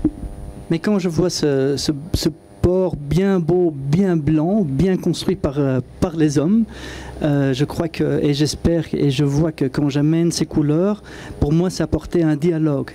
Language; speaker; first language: French; non-native, local second language; Dutch